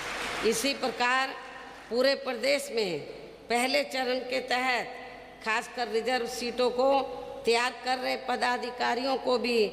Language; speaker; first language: Hindi; native; Hindi